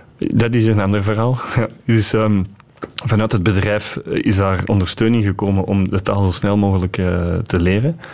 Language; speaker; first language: Dutch; native; Dutch